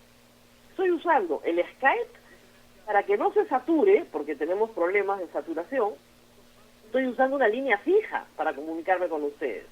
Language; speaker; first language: Spanish; native; Spanish